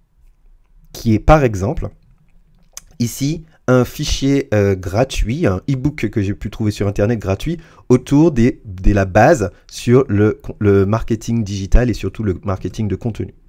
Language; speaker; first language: French; native; French